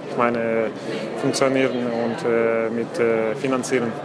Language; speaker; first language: German; non-native, learner; Russian